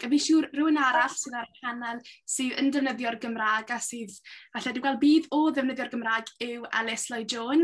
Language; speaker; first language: Welsh; native; Welsh